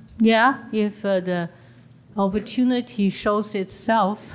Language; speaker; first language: English; non-native, fluent; Chinese